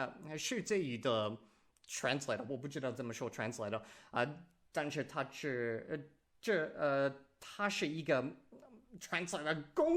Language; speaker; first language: Chinese; non-native, learner; English